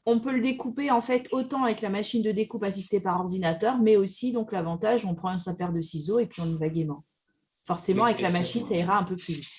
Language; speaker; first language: French; native; French